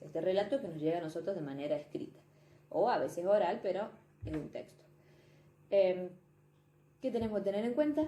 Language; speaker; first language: Spanish; native; Spanish